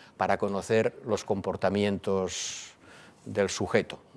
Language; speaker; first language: Spanish; non-native, local second language; Catalan